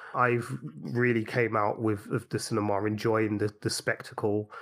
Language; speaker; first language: English; native; English